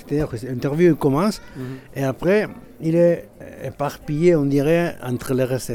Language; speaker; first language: French; non-native, fluent; Basque